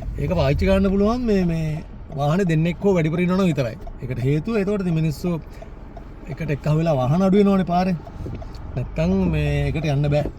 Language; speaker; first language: Sinhala; native; Sinhala